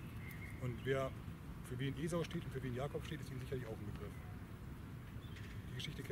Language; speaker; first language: German; native; German